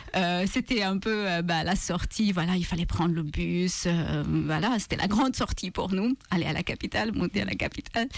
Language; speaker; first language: French; non-native, fluent; Maltese